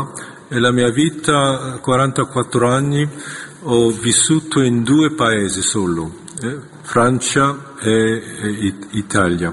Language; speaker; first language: Italian; non-native, fluent; Korean